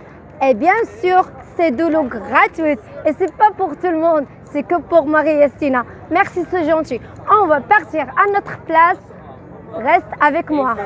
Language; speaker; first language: French; non-native, learner; Arabic